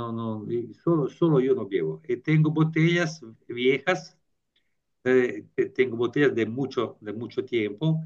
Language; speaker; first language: Spanish; non-native, learner; Italian